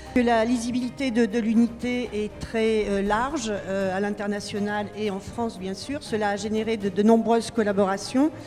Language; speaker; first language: French; native; French